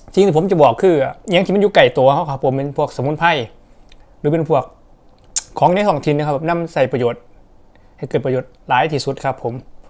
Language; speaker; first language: Thai; non-native, local second language; Lao